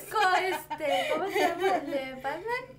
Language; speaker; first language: Spanish; native; Spanish